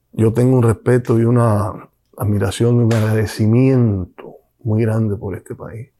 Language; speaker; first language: Spanish; native; Spanish